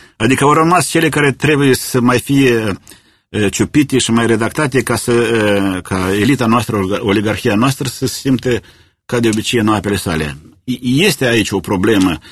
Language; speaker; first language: Romanian; native; Romanian